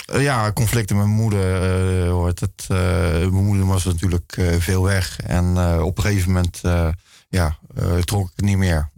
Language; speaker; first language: Dutch; native; Dutch